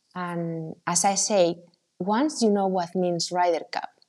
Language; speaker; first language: English; non-native, fluent; Spanish